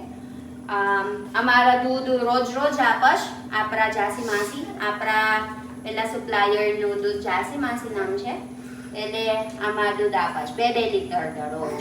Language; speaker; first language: Gujarati; non-native, learner; Filipino